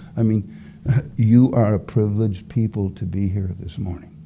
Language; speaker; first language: English; native; English